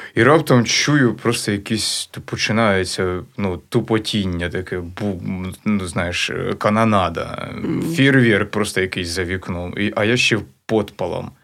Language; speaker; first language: Ukrainian; native; Ukrainian